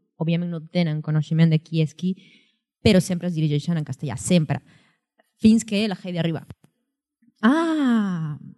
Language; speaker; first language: Catalan; non-native, fluent; Spanish